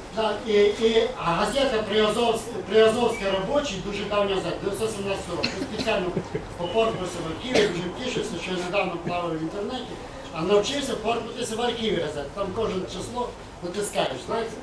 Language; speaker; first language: Ukrainian; native; Ukrainian